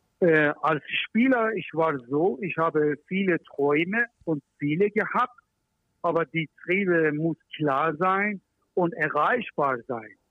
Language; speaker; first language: German; non-native, learner; Persian